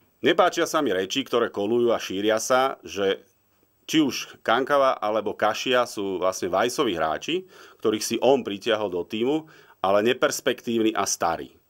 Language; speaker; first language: Slovak; native; Slovak